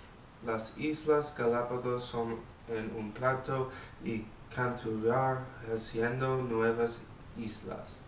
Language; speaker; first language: Spanish; non-native, learner; English